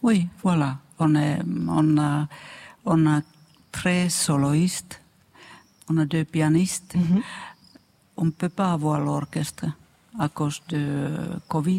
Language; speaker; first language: French; non-native, fluent; Finnish